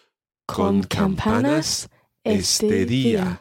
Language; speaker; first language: Spanish; non-native, learner; English